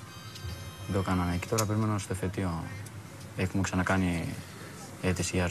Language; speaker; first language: Greek; early bilingual, other home language; Albanian